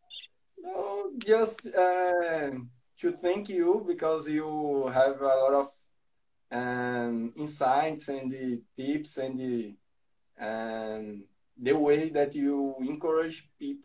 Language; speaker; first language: English; non-native, learner; Portuguese